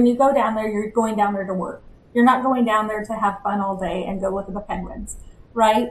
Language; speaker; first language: English; native; English